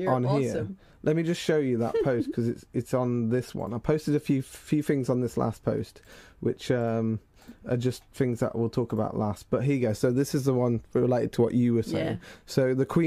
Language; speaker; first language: English; native; English